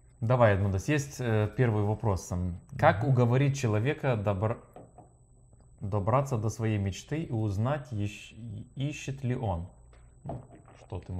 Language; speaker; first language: Russian; non-native, learner; Lithuanian